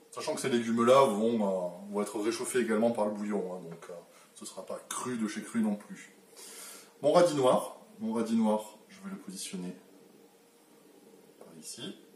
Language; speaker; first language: French; native; French